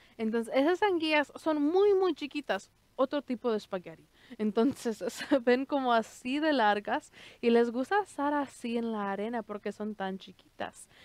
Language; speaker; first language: Spanish; early bilingual, heritage; Spanish